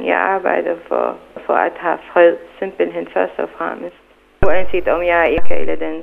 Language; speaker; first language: Danish; non-native, fluent; Arabic